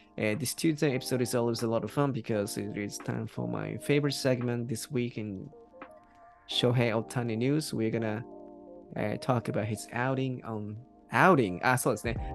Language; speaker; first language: English; non-native, fluent; Japanese